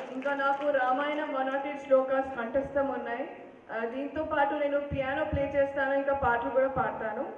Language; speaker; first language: Telugu; non-native, local second language; Hindi